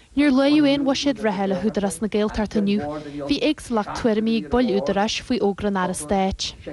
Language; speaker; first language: Irish; native; Irish